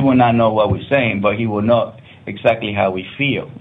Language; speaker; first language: English; non-native, fluent; Spanish